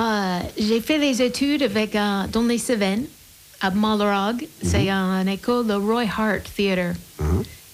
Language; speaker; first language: French; non-native, learner; English